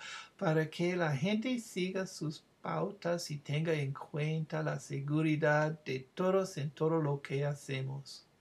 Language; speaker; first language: Spanish; non-native, fluent; English